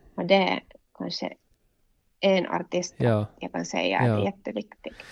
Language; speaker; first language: Swedish; non-native, local second language; Finnish